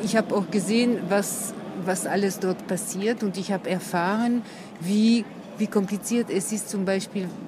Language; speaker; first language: German; non-native, fluent; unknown